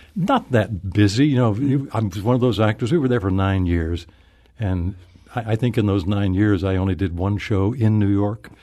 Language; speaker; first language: English; native; English